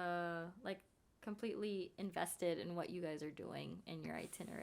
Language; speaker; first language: English; native; English